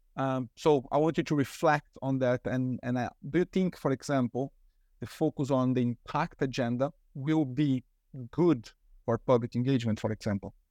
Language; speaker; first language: English; non-native, fluent; Portuguese